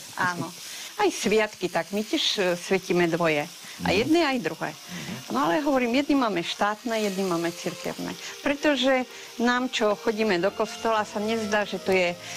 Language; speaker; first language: Slovak; non-native, local second language; Rusyn